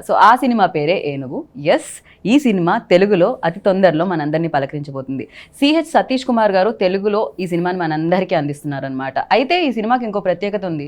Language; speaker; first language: Telugu; native; Telugu